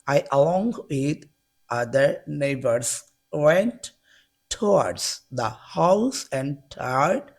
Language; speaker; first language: English; non-native, local second language; Bangla